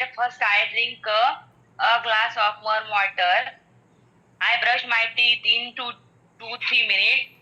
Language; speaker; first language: English; non-native, learner; Marathi